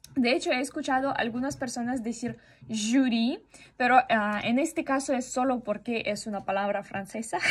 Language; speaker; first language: Spanish; non-native, fluent; Russian